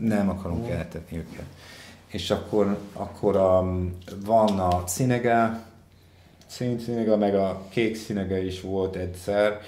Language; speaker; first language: Hungarian; non-native, fluent; English